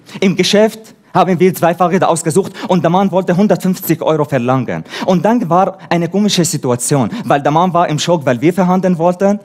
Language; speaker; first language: German; non-native, fluent; Arabic